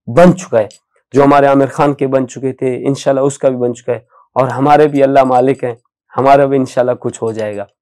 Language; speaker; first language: Urdu; non-native, local second language; Baluchi